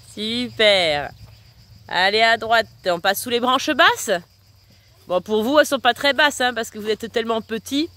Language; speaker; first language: French; native; French